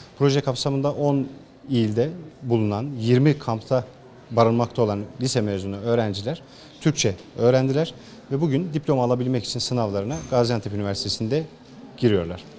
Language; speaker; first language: Turkish; native; Turkish